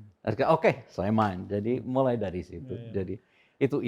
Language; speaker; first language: Indonesian; non-native, fluent; English